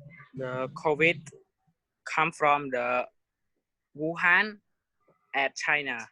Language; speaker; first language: English; non-native, learner; Khmer